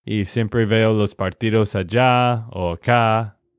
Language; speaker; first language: Spanish; non-native, fluent; English